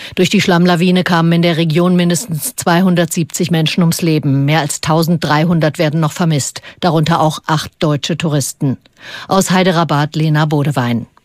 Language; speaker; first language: German; native; German